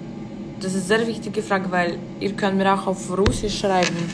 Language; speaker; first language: German; non-native, fluent; Russian